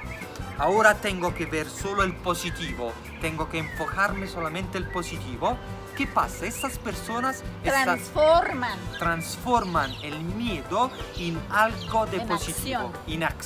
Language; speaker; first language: Spanish; non-native, fluent; Italian